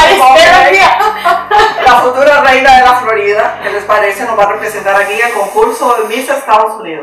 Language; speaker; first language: Spanish; native; Spanish